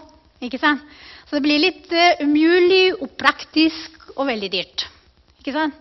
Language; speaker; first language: Norwegian; non-native, fluent; Spanish